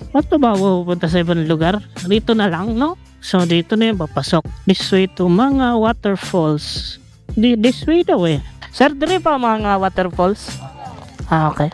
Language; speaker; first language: Filipino; non-native, local second language; Cebuano